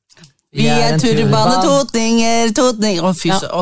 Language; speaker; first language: Norwegian; native; Norwegian